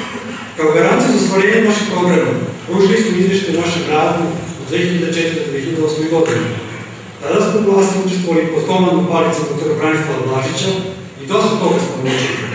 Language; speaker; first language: Serbian; native; Serbian